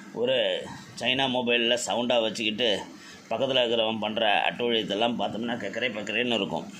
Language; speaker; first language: Tamil; native; Tamil